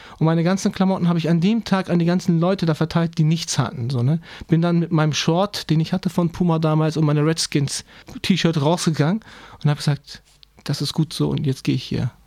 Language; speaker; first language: German; non-native, fluent; Turkish